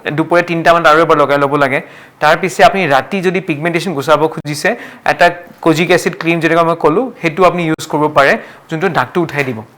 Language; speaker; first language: Assamese; non-native, local second language; Marwari